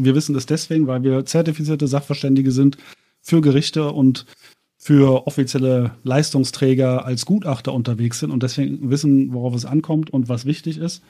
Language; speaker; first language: German; native; German